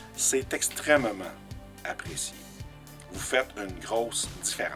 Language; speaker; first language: French; native; French